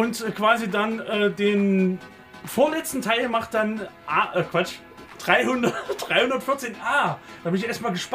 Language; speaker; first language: German; native; German